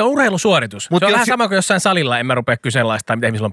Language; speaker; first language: Finnish; native; Finnish